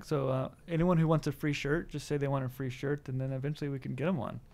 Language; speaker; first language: English; native; English